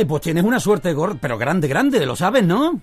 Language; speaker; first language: Spanish; native; Spanish